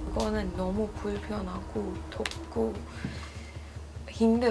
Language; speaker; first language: Korean; non-native, fluent; Persian